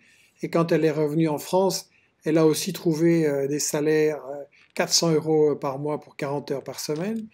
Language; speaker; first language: French; native; French